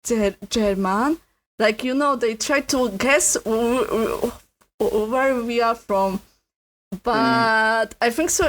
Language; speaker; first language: English; non-native, learner; Polish